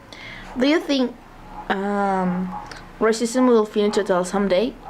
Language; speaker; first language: English; non-native, learner; Spanish